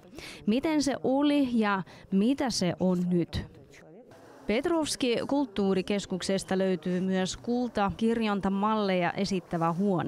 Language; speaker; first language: Finnish; non-native, local second language; Russian